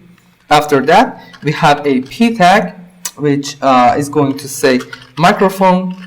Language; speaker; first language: English; non-native, fluent; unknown